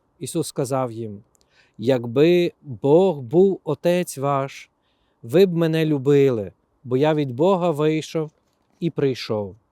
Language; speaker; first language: Ukrainian; native; Ukrainian